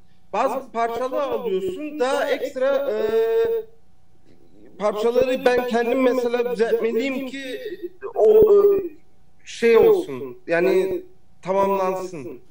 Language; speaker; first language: Turkish; early bilingual, heritage; Turkish